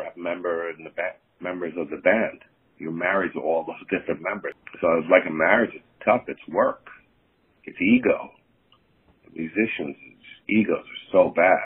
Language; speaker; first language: English; native; English